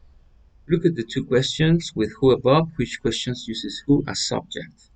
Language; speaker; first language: English; non-native, fluent; Spanish